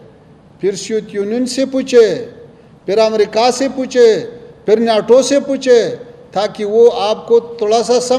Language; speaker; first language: Hindi; non-native, fluent; Pashto